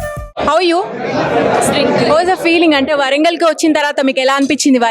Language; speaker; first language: Telugu; native; Telugu